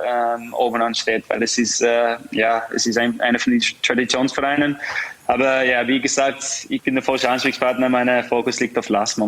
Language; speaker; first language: German; non-native, fluent; English